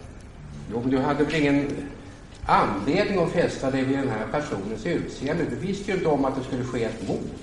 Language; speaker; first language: Swedish; native; Swedish